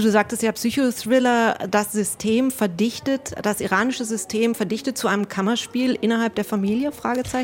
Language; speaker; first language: German; native; German